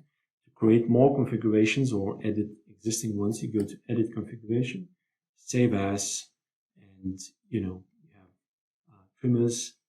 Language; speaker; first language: English; non-native, fluent; Lithuanian